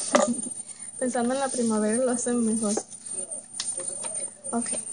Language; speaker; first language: Spanish; early bilingual, heritage; Spanish